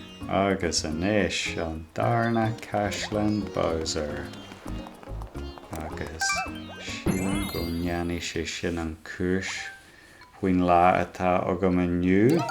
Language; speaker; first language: Irish; non-native, local second language; English